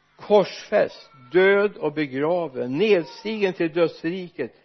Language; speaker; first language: Swedish; native; Swedish